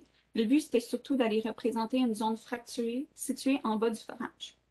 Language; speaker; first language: French; native; French